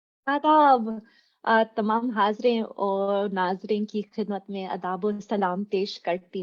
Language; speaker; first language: Hindi; non-native, fluent; English